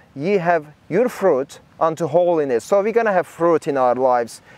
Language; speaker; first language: English; non-native, fluent; Persian